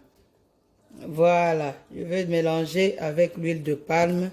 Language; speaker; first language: French; non-native, local second language; Lingala